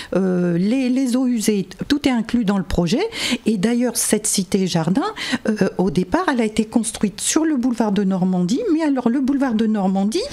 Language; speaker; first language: French; native; French